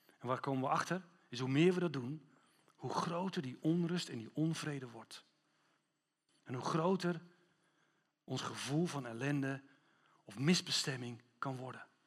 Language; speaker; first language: Dutch; non-native, fluent; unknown